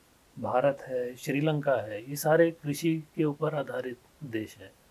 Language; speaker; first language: Hindi; native; Hindi